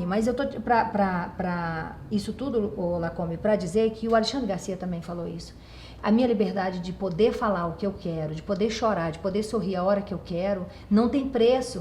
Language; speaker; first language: Portuguese; native; Portuguese